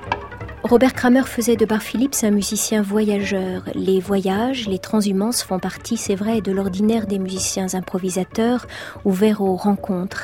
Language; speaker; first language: French; native; French